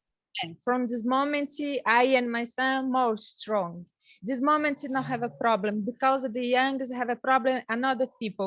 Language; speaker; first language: English; non-native, learner; Portuguese